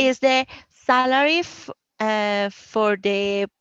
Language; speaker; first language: English; non-native, learner; Spanish